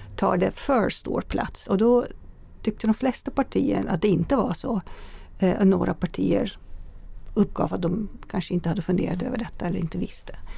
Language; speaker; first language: Swedish; native; Swedish